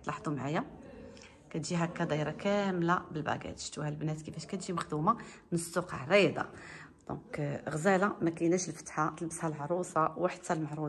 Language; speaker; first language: Arabic; native; Arabic